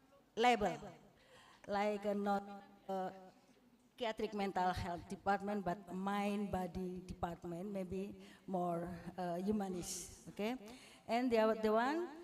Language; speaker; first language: English; non-native, fluent; Indonesian